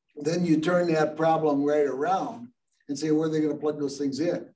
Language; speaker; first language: English; native; English